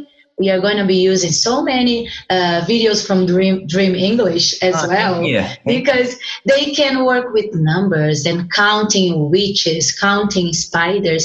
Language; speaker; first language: English; non-native, fluent; Portuguese